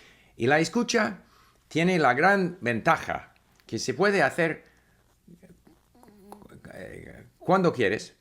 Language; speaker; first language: Spanish; non-native, fluent; English